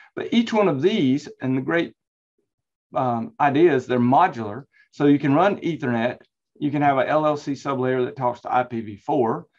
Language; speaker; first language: English; native; English